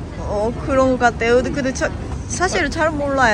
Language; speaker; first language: Korean; non-native, learner; Japanese